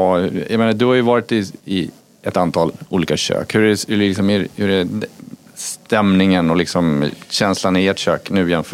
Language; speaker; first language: Swedish; native; Swedish